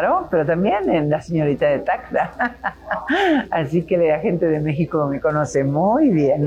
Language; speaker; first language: Spanish; native; Spanish